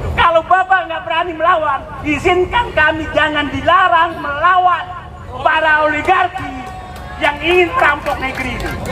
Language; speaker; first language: Indonesian; native; Indonesian